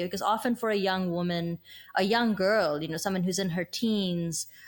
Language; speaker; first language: English; native; English